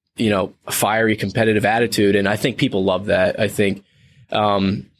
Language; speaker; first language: English; native; English